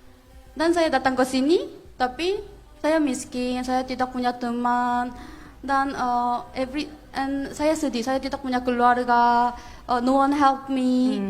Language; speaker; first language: Indonesian; non-native, fluent; Korean